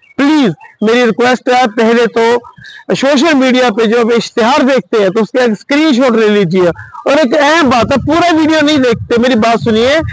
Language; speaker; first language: Hindi; non-native, local second language; Punjabi